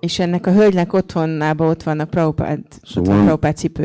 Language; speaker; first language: Hungarian; native; Hungarian